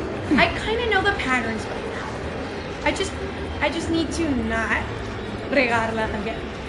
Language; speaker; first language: English; non-native, fluent; Spanish